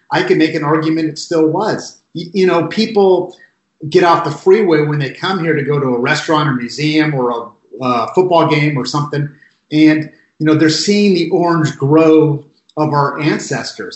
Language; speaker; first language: English; native; English